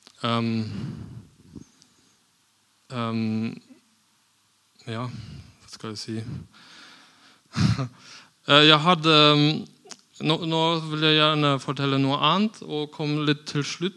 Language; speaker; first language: Norwegian; non-native, fluent; German